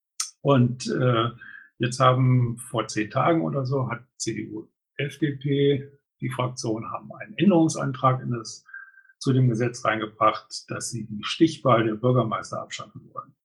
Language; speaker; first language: German; native; German